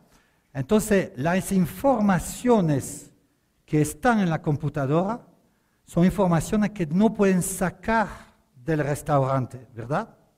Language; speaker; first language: Spanish; non-native, fluent; French